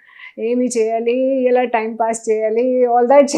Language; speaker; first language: Telugu; non-native, learner; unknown